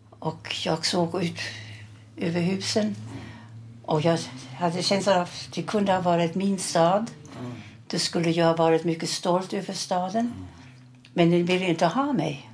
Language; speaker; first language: Swedish; early bilingual, other home language; German